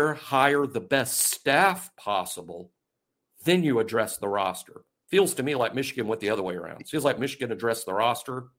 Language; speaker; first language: English; native; English